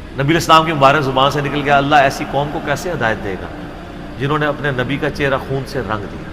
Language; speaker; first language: Urdu; non-native, local second language; Punjabi